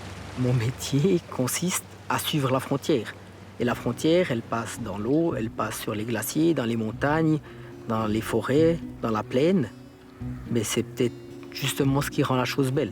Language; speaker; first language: French; native; French